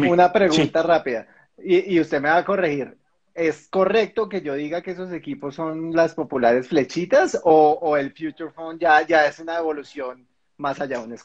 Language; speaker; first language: Spanish; native; Spanish